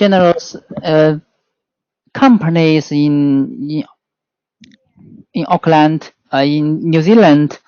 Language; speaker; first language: English; non-native, learner; Chinese